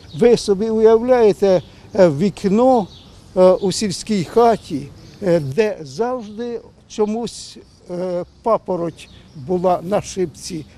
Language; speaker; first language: Ukrainian; native; Ukrainian